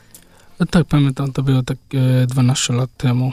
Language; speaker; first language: Polish; non-native, learner; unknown